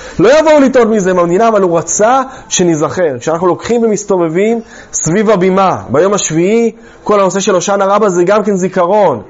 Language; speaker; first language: Hebrew; native; Hebrew